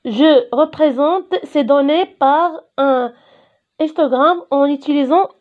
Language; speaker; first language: French; non-native, local second language; Arabic